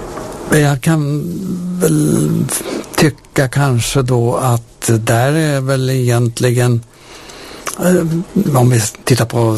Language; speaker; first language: Swedish; native; Swedish